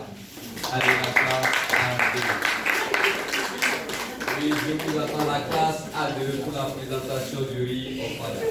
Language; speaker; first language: French; non-native, fluent; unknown